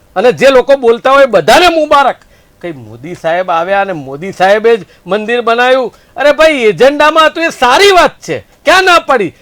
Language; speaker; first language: Gujarati; native; Gujarati